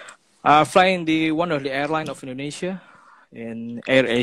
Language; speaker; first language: English; non-native, fluent; Indonesian